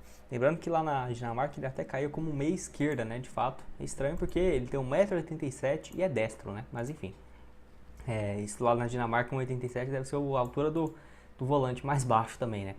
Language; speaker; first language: Portuguese; native; Portuguese